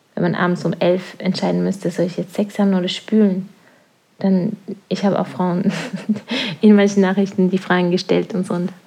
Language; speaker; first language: German; non-native, fluent; Norwegian